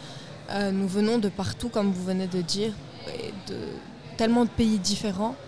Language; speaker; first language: French; non-native, local second language; Arabic